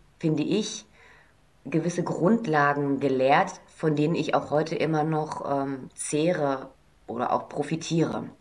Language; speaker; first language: German; native; German